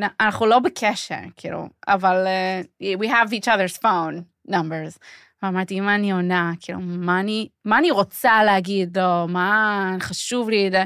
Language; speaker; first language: Hebrew; non-native, fluent; English